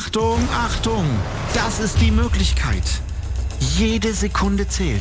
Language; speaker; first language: German; native; German